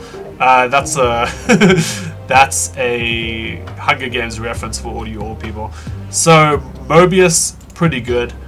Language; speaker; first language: English; native; English